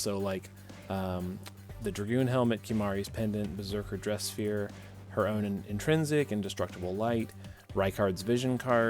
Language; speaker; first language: English; native; English